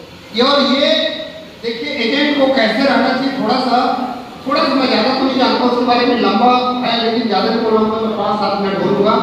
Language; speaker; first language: Hindi; native; Hindi